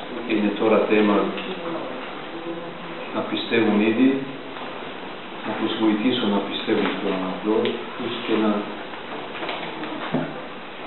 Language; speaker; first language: Greek; non-native, fluent; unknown